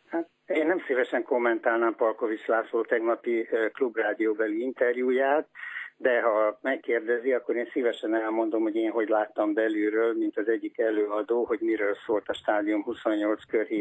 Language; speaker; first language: Hungarian; native; Hungarian